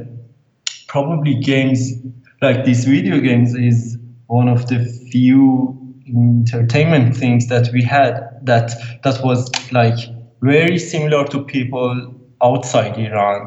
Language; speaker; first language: English; non-native, fluent; Persian